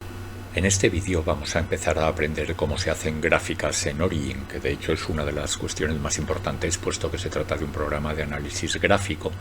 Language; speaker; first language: Spanish; native; Spanish